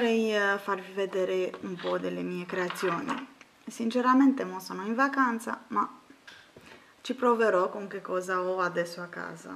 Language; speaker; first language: Italian; non-native, fluent; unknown